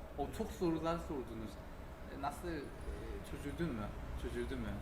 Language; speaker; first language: Turkish; non-native, learner; Korean